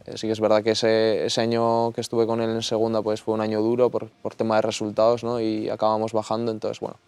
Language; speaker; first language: Spanish; native; Spanish